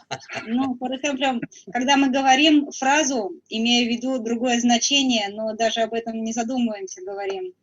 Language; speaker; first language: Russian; native; Russian